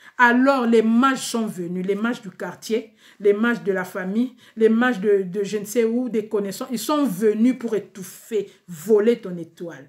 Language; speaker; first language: French; non-native, local second language; Lingala